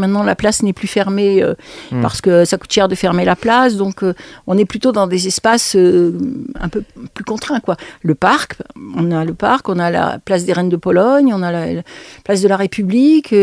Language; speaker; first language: French; native; French